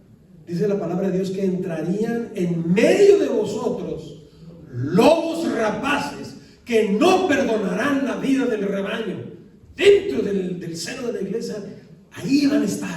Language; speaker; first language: Spanish; native; Spanish